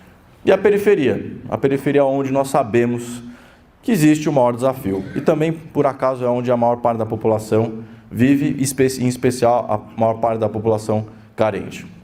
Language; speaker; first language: Portuguese; native; Portuguese